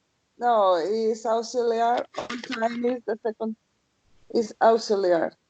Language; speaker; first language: English; non-native, learner; Spanish